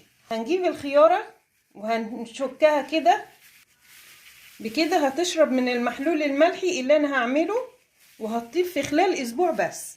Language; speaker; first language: Arabic; native; Arabic